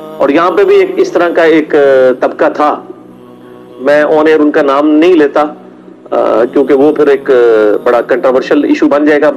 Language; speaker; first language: Urdu; non-native, local second language; Punjabi